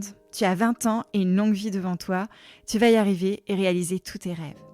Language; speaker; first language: French; native; French